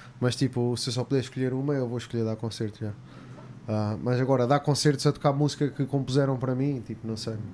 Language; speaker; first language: Portuguese; native; Portuguese